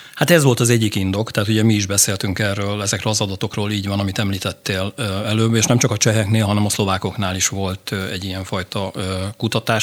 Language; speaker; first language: Hungarian; native; Hungarian